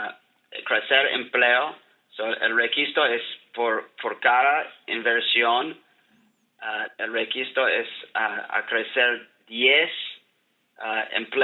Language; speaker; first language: Spanish; non-native, learner; English